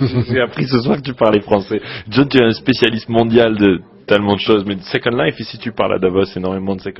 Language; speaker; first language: French; native; French